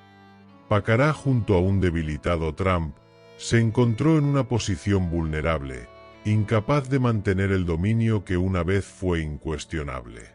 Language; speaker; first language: Spanish; native; Spanish